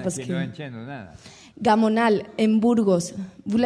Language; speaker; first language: French; non-native, learner; Spanish